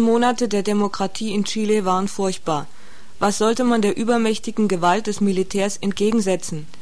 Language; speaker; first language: German; native; German